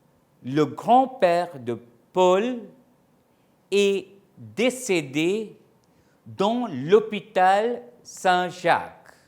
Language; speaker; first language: French; non-native, fluent; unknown